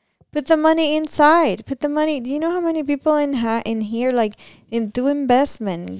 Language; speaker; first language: English; non-native, fluent; Spanish